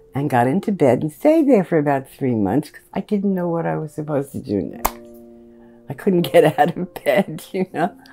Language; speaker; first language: English; native; English